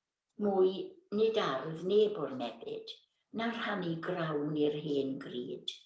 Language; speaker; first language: Welsh; native; Welsh